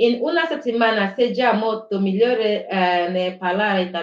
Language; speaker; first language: Italian; non-native, learner; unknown